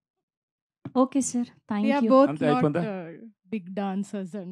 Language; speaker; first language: Telugu; non-native, fluent; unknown